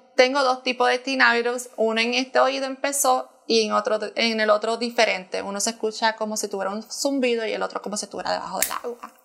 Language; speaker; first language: Spanish; native; Spanish